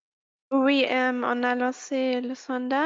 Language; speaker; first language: French; non-native, fluent; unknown